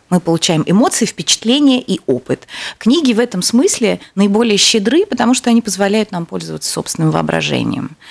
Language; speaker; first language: Russian; native; Russian